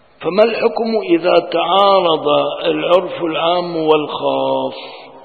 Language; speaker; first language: Arabic; non-native, local second language; Kurdish